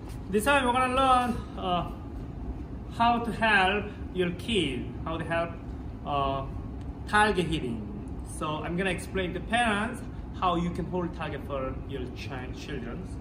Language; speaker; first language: English; non-native, learner; Korean